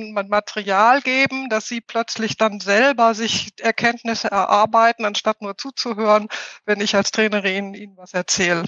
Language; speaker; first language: German; native; German